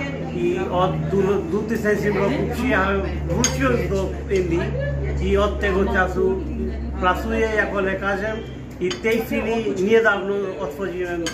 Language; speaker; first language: Polish; non-native, fluent; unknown